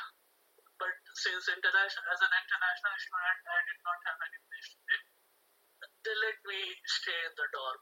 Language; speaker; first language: English; non-native, local second language; Hindi